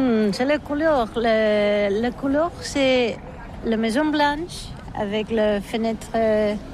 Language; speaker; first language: French; non-native, learner; Catalan